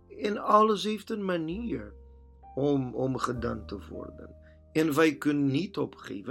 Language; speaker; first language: Dutch; non-native, learner; Portuguese